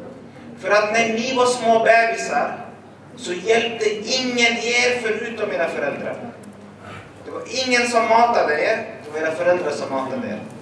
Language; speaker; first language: Swedish; early bilingual, other home language; Arabic